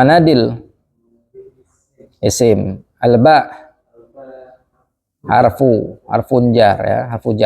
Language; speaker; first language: Arabic; non-native, fluent; Indonesian